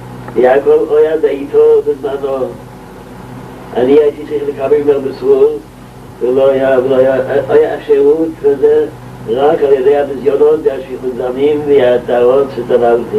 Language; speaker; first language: Hebrew; non-native, local second language; Yiddish